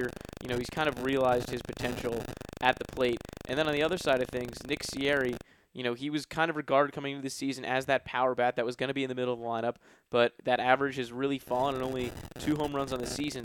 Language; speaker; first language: English; native; English